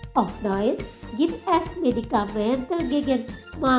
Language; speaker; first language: German; non-native, fluent; Indonesian